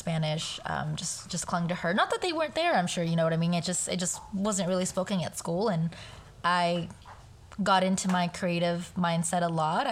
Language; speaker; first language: English; native; English